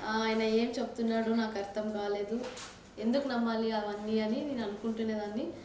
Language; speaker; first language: Telugu; non-native, local second language; Kannada